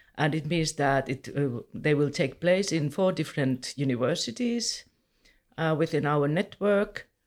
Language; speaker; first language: English; non-native, fluent; Finnish